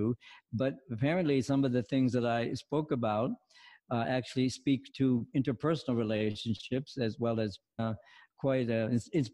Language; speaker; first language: English; native; English